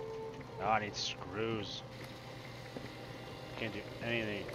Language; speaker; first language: English; native; English